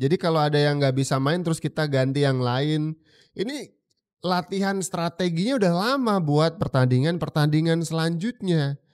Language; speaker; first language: Indonesian; native; Indonesian